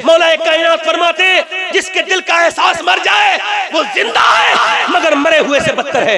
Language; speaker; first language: Urdu; native; Urdu